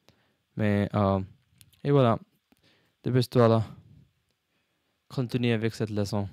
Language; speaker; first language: French; non-native, learner; English